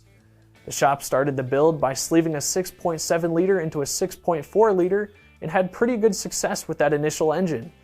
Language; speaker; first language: English; native; English